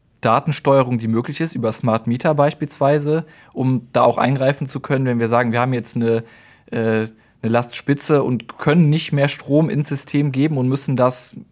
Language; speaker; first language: German; native; German